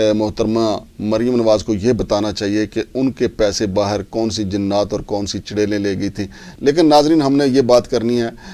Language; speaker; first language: Urdu; native; Urdu